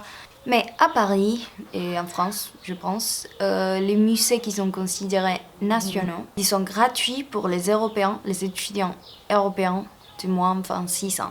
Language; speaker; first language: French; non-native, fluent; Spanish